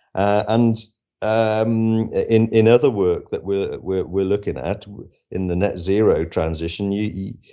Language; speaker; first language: English; native; English